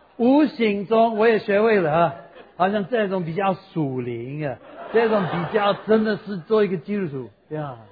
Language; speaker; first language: Chinese; non-native, fluent; English